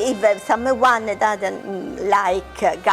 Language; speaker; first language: English; non-native, fluent; Italian